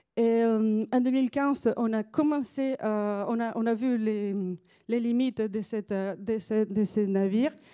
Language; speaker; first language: French; non-native, fluent; Spanish